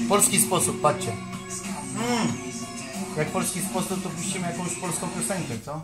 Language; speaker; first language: Polish; native; Polish